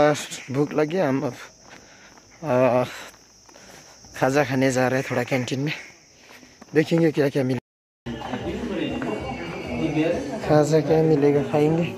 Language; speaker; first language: Hindi; non-native, learner; Nepali